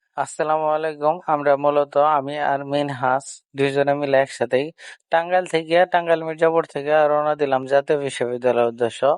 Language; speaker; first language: Bangla; native; Bangla